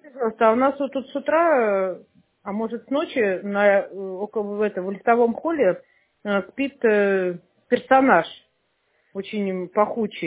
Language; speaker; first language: Russian; native; Russian